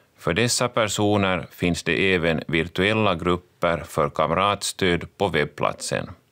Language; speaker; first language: Swedish; native; Swedish